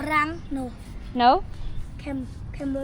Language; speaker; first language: English; non-native, learner; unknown